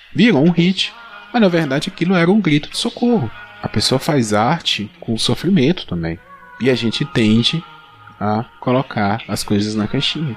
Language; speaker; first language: Portuguese; native; Portuguese